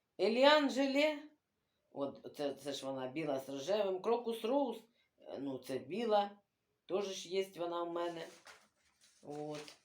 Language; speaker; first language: Ukrainian; non-native, local second language; Russian